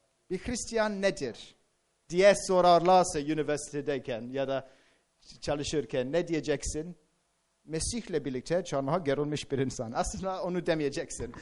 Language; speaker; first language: Turkish; non-native, fluent; English